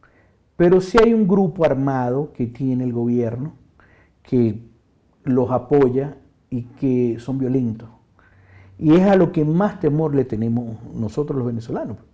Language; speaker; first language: Spanish; native; Spanish